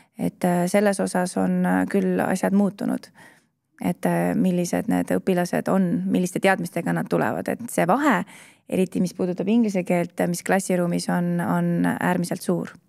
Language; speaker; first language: Estonian; native; Estonian